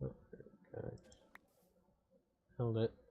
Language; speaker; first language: English; native; English